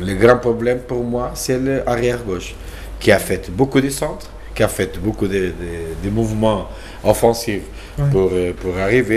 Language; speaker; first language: French; non-native, learner; Portuguese